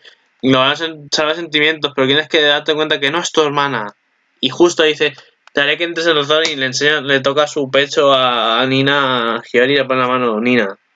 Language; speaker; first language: Spanish; native; Spanish